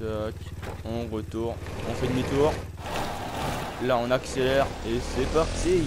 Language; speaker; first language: French; native; French